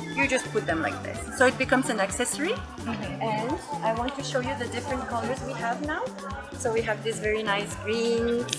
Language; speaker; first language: English; non-native, fluent; French